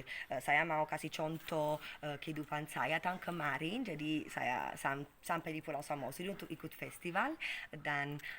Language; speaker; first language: Indonesian; non-native, fluent; Italian